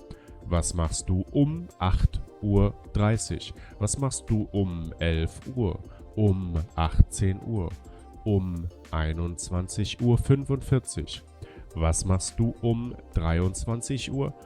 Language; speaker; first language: German; non-native, fluent; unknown